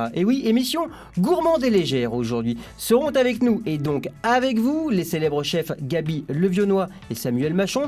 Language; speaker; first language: French; native; French